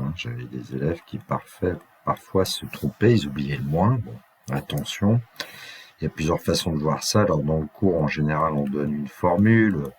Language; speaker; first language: French; native; French